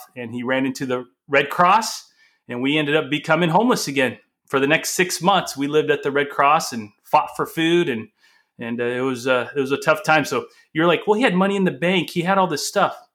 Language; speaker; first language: English; early bilingual, other home language; Portuguese